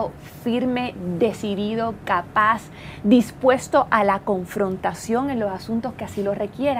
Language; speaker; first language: Spanish; native; Spanish